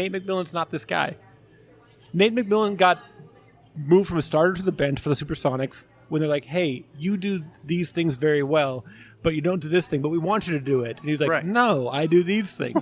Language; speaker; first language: English; native; English